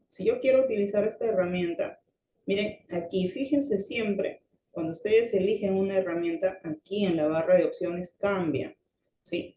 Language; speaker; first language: Spanish; native; Spanish